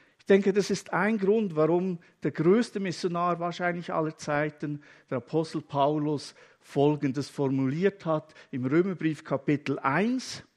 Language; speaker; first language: German; native; German